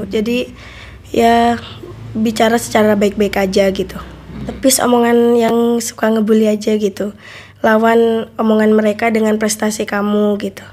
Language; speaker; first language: Indonesian; native; Indonesian